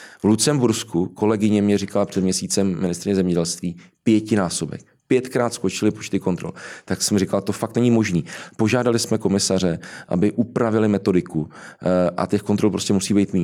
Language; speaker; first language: Czech; native; Czech